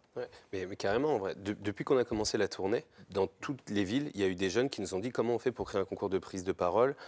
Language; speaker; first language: French; native; French